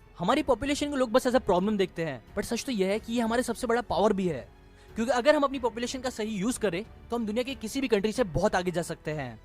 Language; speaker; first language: Hindi; native; Hindi